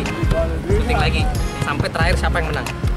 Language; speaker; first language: Indonesian; native; Indonesian